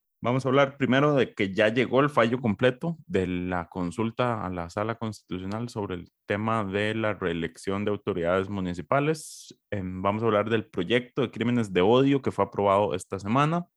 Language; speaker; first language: Spanish; native; Spanish